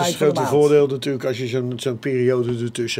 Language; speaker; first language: Dutch; native; Dutch